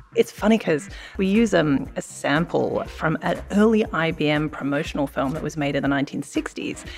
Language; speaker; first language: English; native; English